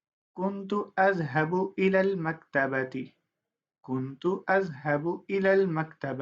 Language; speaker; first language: Arabic; non-native, fluent; Urdu